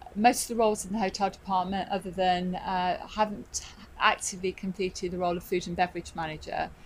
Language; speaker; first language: English; native; English